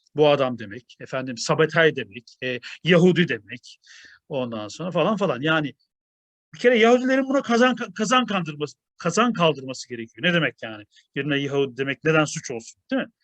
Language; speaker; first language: Turkish; native; Turkish